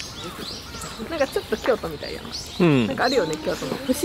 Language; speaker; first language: Japanese; native; Japanese